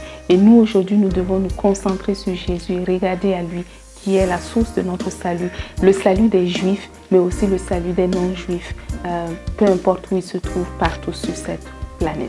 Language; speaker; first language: French; native; French